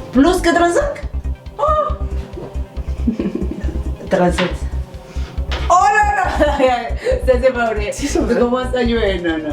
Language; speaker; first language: French; non-native, fluent; Spanish